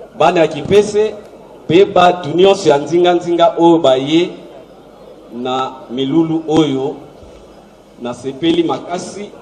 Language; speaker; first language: Lingala; non-native, local second language; Kongo